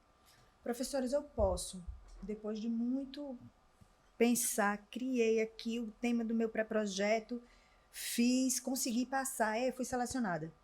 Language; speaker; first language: Portuguese; native; Portuguese